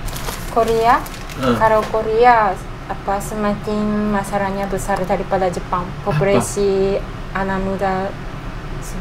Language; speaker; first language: Indonesian; non-native, learner; Japanese